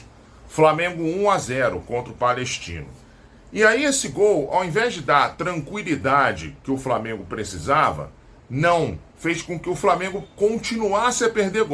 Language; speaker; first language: Portuguese; native; Portuguese